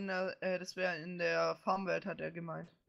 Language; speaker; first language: German; native; German